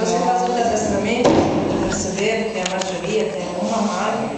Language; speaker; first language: Portuguese; non-native, learner; Italian